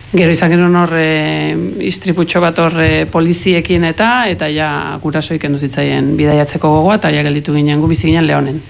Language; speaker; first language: Basque; early bilingual, heritage; Spanish